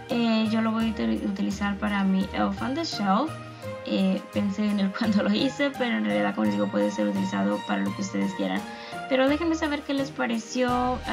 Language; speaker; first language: Spanish; native; Spanish